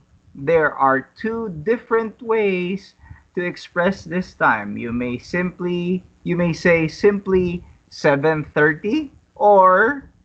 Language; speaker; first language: English; non-native, fluent; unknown